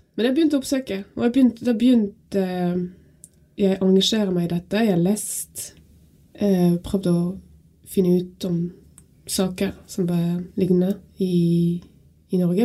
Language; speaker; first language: Norwegian; non-native, fluent; French